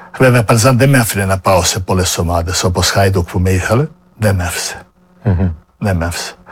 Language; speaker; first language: Greek; non-native, fluent; Serbian